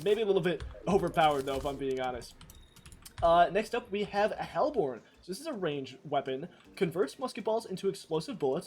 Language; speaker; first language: English; native; English